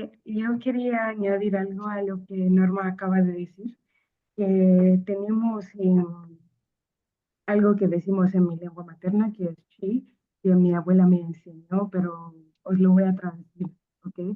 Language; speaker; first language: Spanish; non-native, fluent; Akan